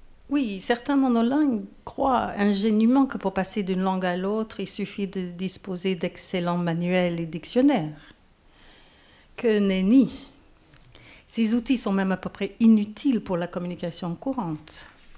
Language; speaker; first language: French; non-native, fluent; English